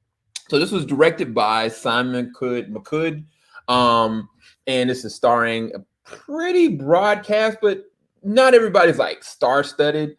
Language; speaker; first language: English; native; English